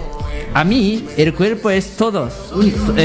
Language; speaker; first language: Spanish; non-native, learner; Japanese